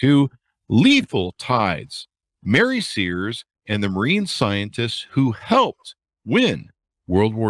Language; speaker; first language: English; native; English